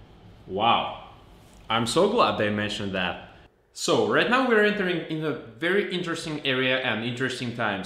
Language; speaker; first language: English; non-native, fluent; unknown